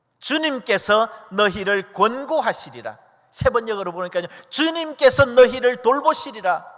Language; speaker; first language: Korean; native; Korean